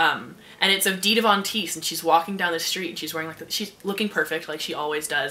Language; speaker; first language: English; native; English